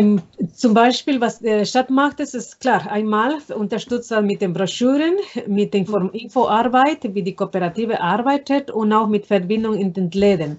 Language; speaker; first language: German; non-native, fluent; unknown